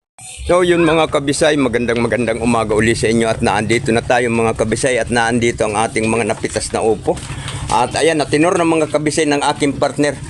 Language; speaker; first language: Filipino; non-native, local second language; Cebuano